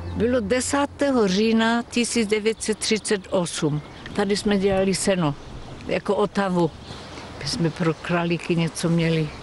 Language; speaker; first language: Czech; non-native, local second language; German